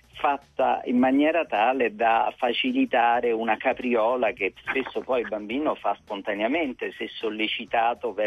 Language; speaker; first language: Italian; native; Italian